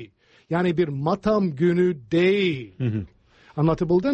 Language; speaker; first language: Turkish; non-native, fluent; English